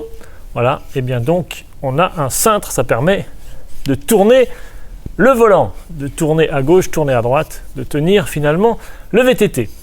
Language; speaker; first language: French; native; French